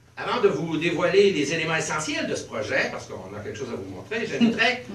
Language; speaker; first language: French; native; French